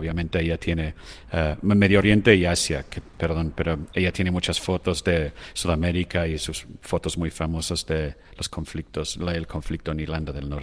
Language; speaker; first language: Spanish; non-native, fluent; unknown